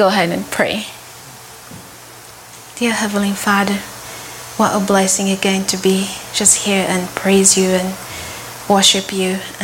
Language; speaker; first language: English; non-native, fluent; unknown